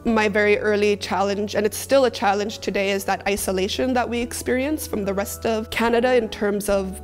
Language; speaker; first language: English; native; English